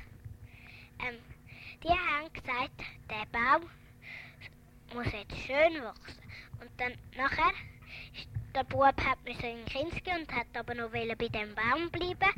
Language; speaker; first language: German; early bilingual, other home language; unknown